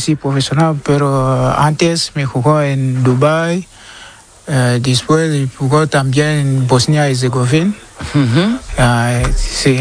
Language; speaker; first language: Spanish; non-native, learner; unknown